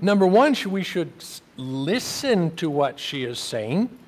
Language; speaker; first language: English; native; English